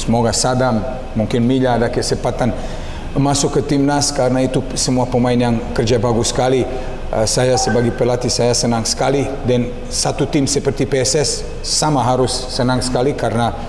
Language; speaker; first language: Indonesian; non-native, learner; Serbian